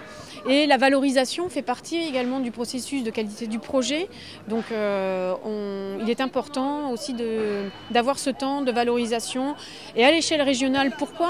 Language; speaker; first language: French; native; French